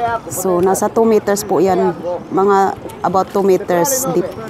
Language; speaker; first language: English; non-native, local second language; Kinaray-a